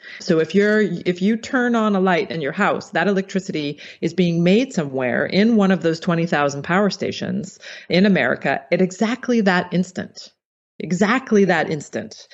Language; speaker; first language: English; native; English